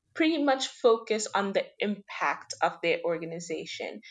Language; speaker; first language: English; non-native, fluent; French